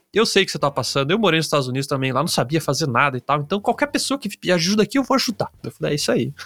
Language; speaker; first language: Portuguese; native; Portuguese